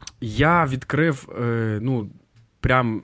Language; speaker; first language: Ukrainian; native; Ukrainian